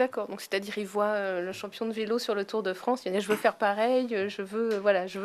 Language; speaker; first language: French; native; French